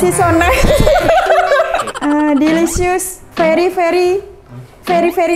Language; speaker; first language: English; non-native, learner; Indonesian